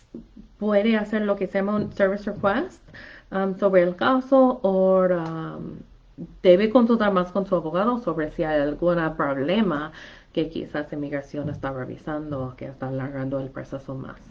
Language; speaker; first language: Spanish; non-native, fluent; English